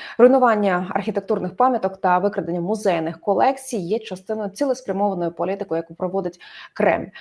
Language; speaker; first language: Ukrainian; native; Ukrainian